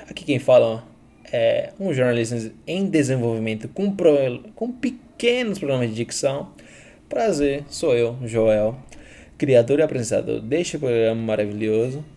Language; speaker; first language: Portuguese; early bilingual, other home language; Spanish